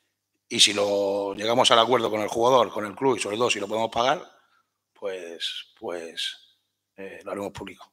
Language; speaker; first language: Spanish; native; Spanish